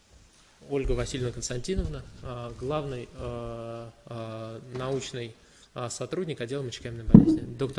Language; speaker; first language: Russian; native; Russian